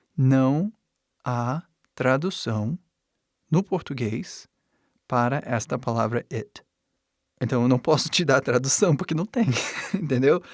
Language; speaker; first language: Portuguese; non-native, fluent; English